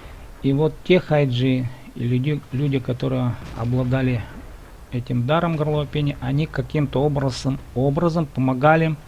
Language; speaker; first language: Russian; native; Russian